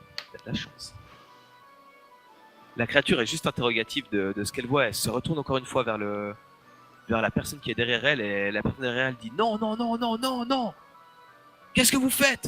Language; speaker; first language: French; native; French